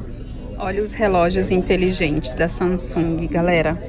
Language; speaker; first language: Portuguese; native; Portuguese